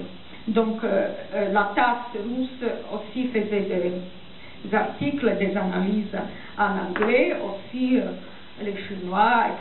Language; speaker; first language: French; non-native, fluent; Serbian